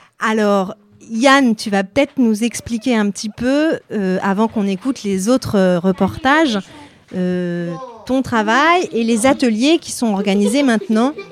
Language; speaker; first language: French; native; French